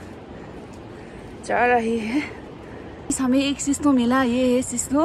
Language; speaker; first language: Hindi; non-native, local second language; Nepali